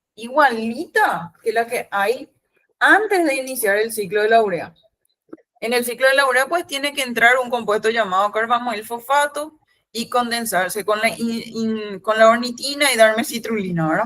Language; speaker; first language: Spanish; native; Spanish